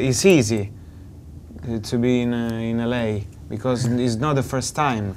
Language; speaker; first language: English; non-native, learner; Italian